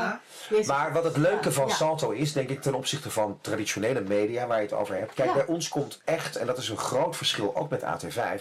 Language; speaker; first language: Dutch; native; Dutch